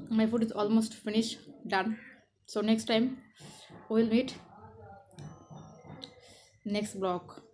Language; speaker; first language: English; non-native, learner; Bangla